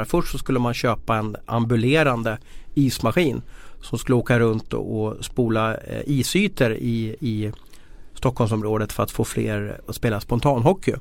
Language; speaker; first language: Swedish; native; Swedish